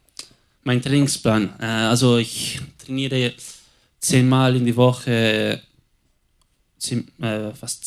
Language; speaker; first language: German; non-native, local second language; Italian